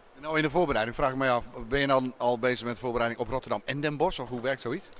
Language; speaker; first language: Dutch; native; Dutch